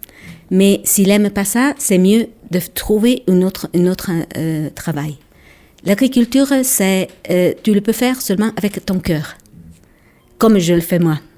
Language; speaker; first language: French; non-native, local second language; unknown